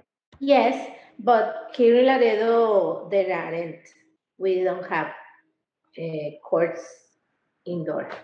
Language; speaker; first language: English; non-native, learner; Spanish